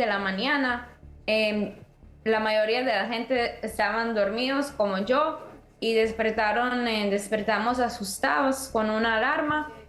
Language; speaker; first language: Spanish; early bilingual, heritage; Spanish